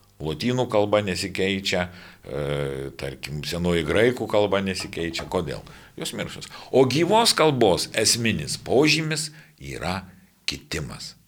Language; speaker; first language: Lithuanian; native; Lithuanian